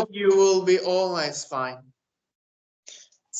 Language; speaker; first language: English; non-native, learner; Turkish